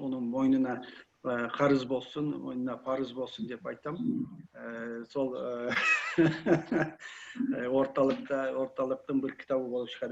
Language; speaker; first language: Kyrgyz; non-native, learner; Kazakh